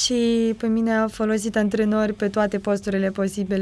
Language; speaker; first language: Romanian; non-native, fluent; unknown